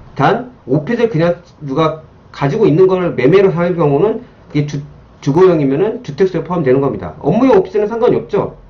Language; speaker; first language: Korean; native; Korean